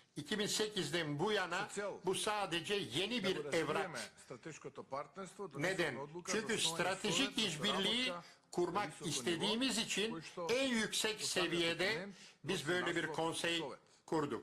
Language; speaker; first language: Turkish; non-native, learner; Macedonian